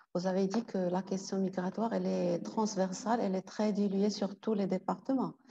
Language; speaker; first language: French; non-native, local second language; Arabic